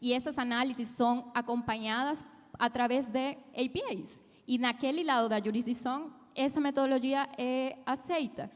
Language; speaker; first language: Portuguese; non-native, fluent; Spanish